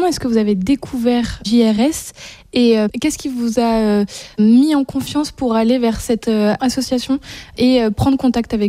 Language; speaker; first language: French; native; French